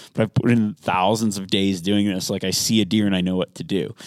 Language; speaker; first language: English; native; English